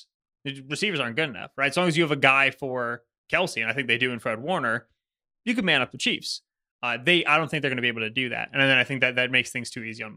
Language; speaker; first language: English; native; English